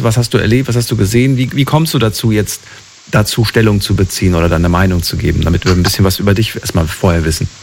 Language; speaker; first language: German; native; German